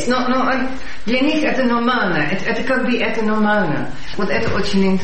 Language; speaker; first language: Russian; non-native, fluent; Dutch